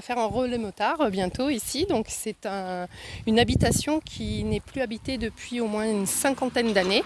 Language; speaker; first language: French; native; French